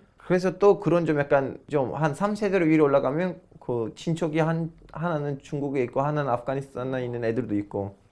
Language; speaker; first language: Korean; non-native, fluent; Turkish